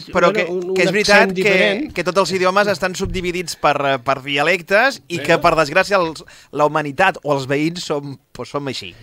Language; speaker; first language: Catalan; non-native, local second language; Spanish